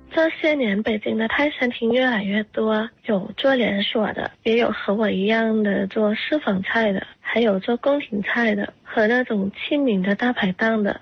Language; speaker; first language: Chinese; non-native, fluent; Thai